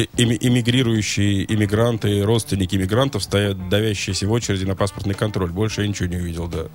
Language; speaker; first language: Russian; native; Russian